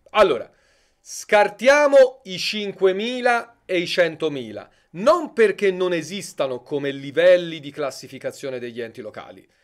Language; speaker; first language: Italian; native; Italian